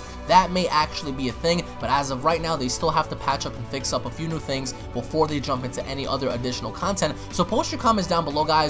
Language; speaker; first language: English; native; English